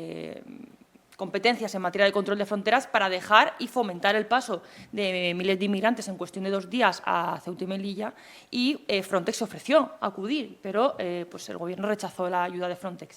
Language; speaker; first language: Spanish; native; Spanish